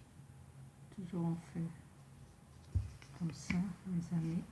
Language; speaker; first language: French; non-native, local second language; Arabic